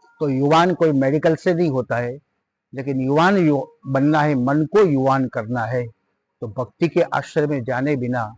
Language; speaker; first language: Hindi; non-native, local second language; Gujarati